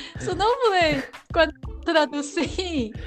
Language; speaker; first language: Spanish; non-native, learner; Chinese